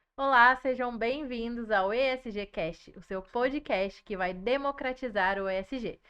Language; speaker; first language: Portuguese; native; Portuguese